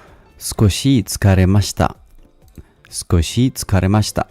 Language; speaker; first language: Japanese; non-native, learner; English